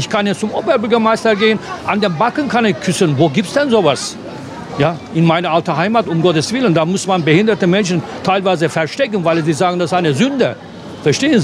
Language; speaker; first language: German; non-native, fluent; Turkish